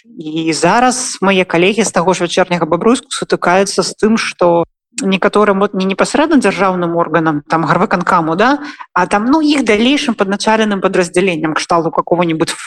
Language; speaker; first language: Belarusian; non-native, local second language; Russian